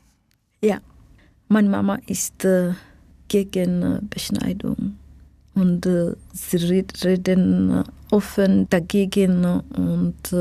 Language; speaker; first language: German; non-native, learner; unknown